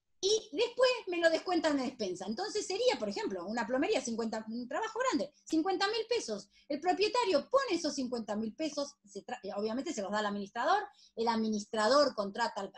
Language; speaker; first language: Spanish; native; Spanish